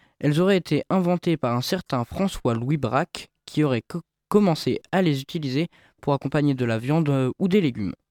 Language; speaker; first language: French; native; French